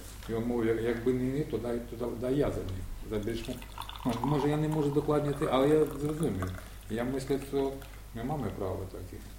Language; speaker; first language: Polish; non-native, learner; Ukrainian